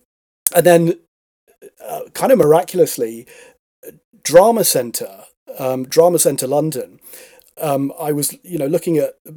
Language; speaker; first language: English; native; English